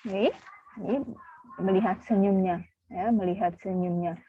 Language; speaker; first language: Indonesian; native; Indonesian